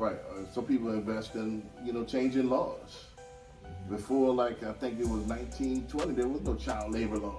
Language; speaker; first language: English; native; English